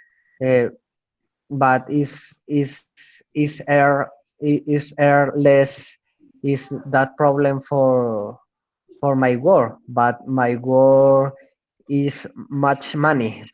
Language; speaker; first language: English; non-native, learner; Spanish